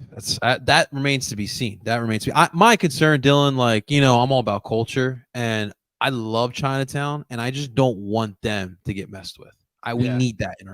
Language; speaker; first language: English; native; English